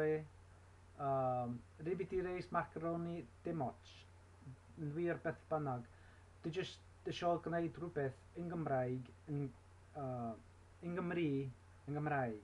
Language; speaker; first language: Welsh; non-native, learner; English